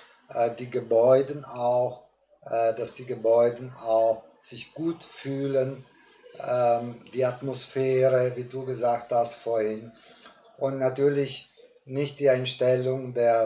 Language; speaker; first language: German; non-native, fluent; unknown